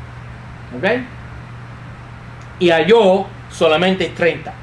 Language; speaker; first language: Spanish; non-native, fluent; English